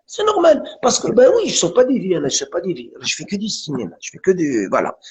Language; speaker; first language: French; non-native, local second language; Arabic